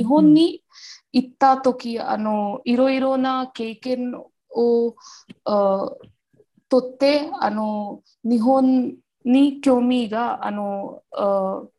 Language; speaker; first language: Japanese; non-native, learner; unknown